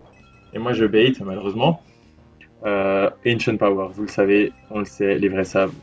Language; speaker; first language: French; native; French